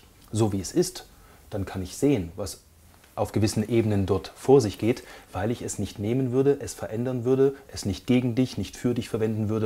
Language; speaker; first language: German; native; German